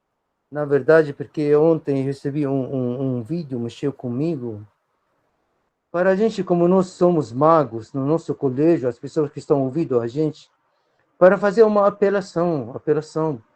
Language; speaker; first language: Portuguese; non-native, fluent; Arabic